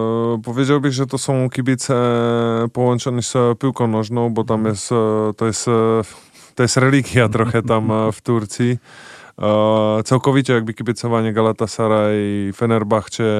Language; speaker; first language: Polish; non-native, fluent; Czech